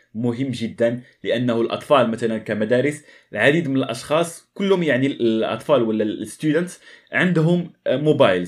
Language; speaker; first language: Arabic; native; Arabic